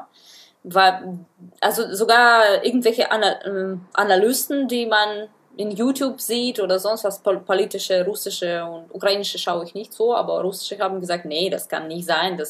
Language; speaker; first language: German; non-native, fluent; Russian